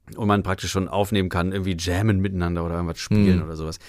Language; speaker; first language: German; native; German